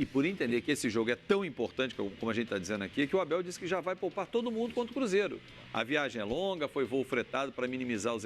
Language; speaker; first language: Portuguese; native; Portuguese